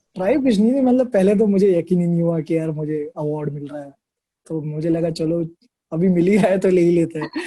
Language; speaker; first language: Hindi; non-native, local second language; Marathi